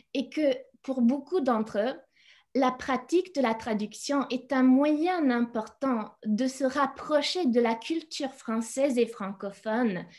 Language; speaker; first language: French; non-native, fluent; English